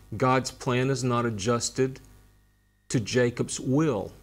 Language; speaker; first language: English; native; English